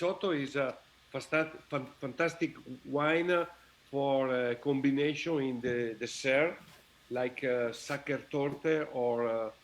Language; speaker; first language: English; non-native, learner; Italian